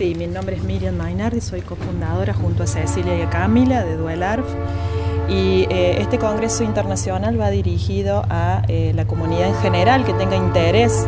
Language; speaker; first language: Spanish; native; Spanish